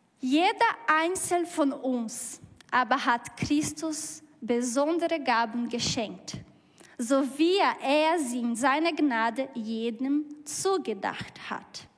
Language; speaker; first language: German; non-native, learner; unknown